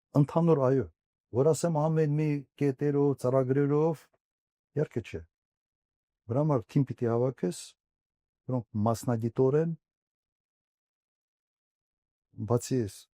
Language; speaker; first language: Armenian; native; Armenian